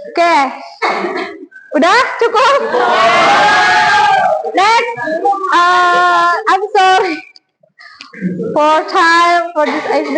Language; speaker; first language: English; non-native, learner; Indonesian